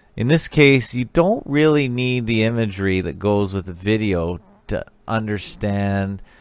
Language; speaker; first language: English; native; English